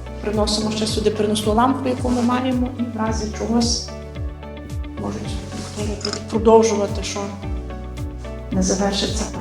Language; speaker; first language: Ukrainian; native; Ukrainian